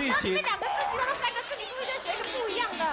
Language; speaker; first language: Chinese; native; Chinese